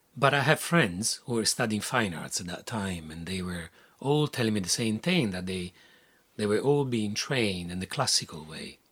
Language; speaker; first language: English; non-native, fluent; Italian